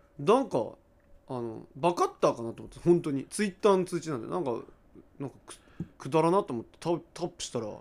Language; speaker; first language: Japanese; native; Japanese